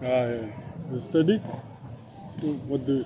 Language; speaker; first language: English; non-native, learner; French